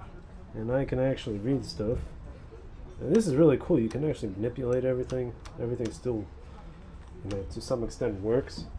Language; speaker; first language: English; native; English